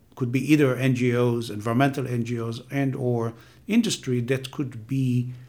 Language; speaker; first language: English; non-native, fluent; Hebrew